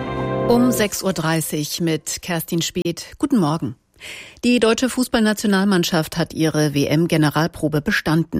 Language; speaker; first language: German; native; German